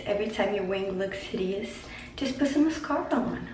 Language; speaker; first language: English; non-native, fluent; Portuguese